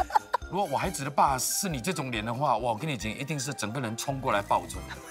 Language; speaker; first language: Chinese; native; Chinese